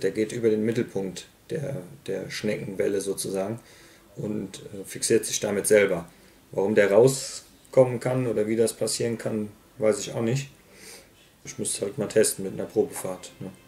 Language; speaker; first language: German; native; German